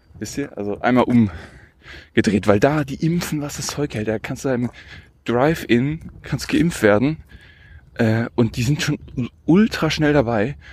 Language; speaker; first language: German; native; German